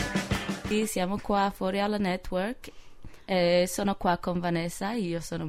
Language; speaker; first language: Italian; non-native, fluent; English